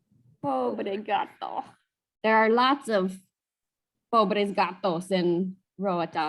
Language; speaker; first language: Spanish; non-native, fluent; English